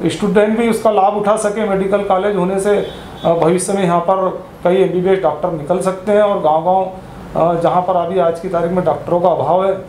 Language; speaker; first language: Hindi; native; Hindi